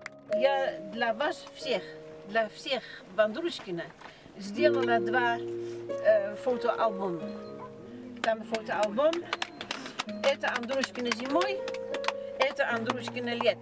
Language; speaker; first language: Russian; non-native, fluent; Dutch